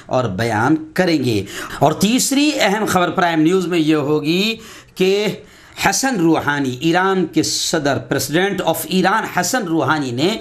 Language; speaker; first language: Urdu; native; Urdu